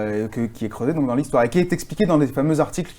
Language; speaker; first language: French; native; French